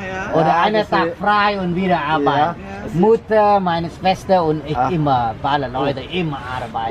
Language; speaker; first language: German; non-native, learner; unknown